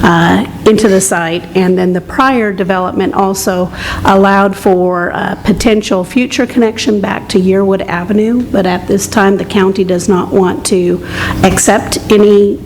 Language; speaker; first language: English; native; English